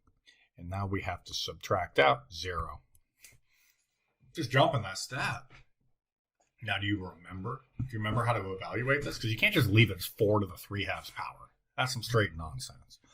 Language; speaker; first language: English; native; English